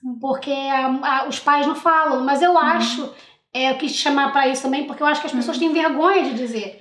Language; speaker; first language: Portuguese; native; Portuguese